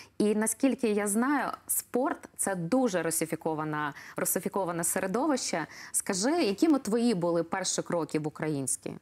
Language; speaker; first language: Ukrainian; native; Ukrainian